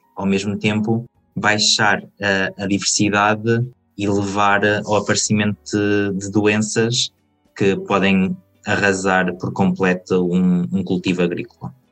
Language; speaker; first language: Portuguese; native; Portuguese